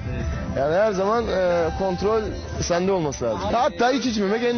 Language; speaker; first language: Turkish; native; Turkish